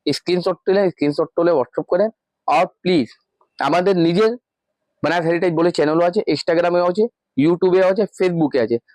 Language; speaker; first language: Bangla; non-native, local second language; Hindi